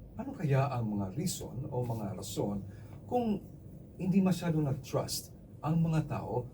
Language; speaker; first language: Filipino; non-native, local second language; Cebuano